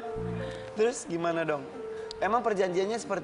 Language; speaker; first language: Indonesian; native; Indonesian